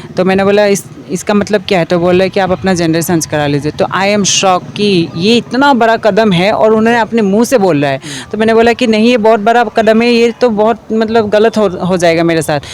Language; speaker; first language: Hindi; non-native, local second language; Assamese